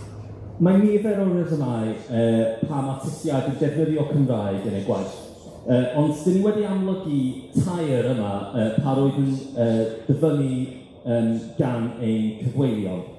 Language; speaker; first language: Welsh; non-native, fluent; English